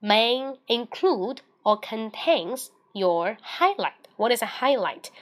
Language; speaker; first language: English; non-native, fluent; Chinese